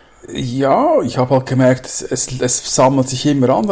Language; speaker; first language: German; native; German